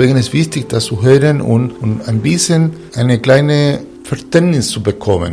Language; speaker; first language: German; non-native, fluent; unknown